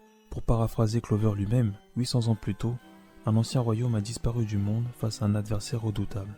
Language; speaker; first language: French; native; French